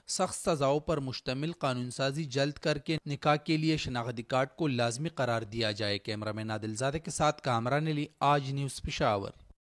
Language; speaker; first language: Urdu; non-native, local second language; Pashto